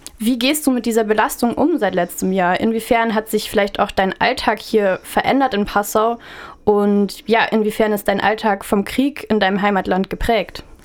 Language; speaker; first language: German; native; German